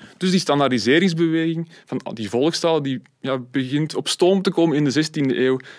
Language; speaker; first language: Dutch; native; Dutch